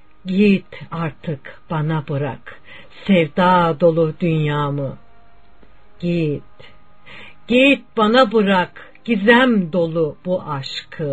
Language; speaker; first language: Turkish; native; Turkish